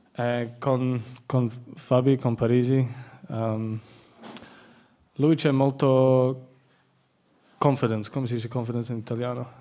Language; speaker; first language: Italian; non-native, learner; English